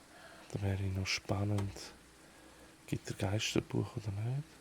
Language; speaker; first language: German; native; German